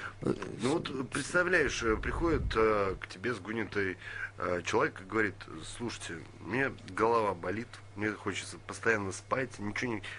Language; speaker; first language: Russian; native; Russian